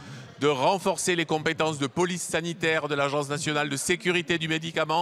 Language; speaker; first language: French; native; French